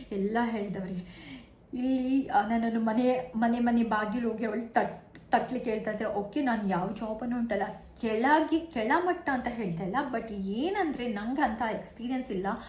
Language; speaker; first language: Kannada; non-native, local second language; Tulu